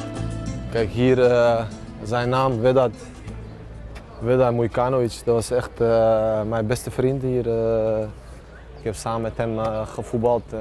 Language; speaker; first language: Dutch; early bilingual, other home language; Bosnian